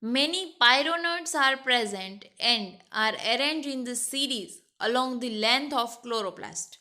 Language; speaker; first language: English; non-native, local second language; Gujarati